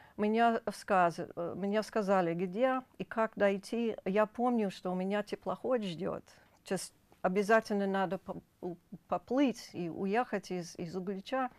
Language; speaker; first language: Russian; non-native, fluent; English